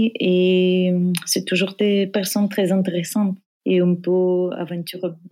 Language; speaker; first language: French; non-native, fluent; Bulgarian